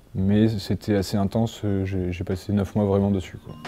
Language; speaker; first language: French; native; French